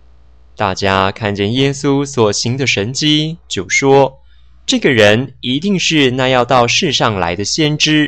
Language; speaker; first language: Chinese; native; Chinese